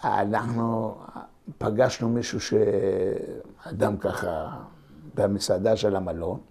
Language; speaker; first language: Hebrew; non-native, local second language; Ladino